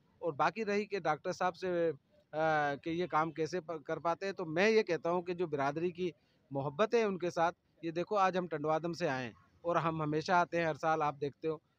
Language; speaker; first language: Urdu; non-native, local second language; Sindhi